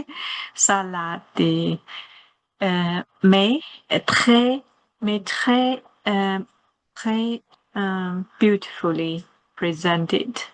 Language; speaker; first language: French; non-native, learner; Chinese